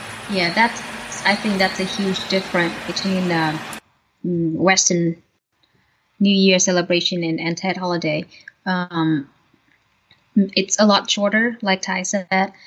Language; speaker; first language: English; non-native, fluent; Vietnamese